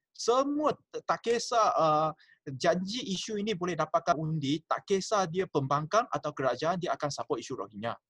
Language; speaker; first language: Malay; non-native, local second language; Chinese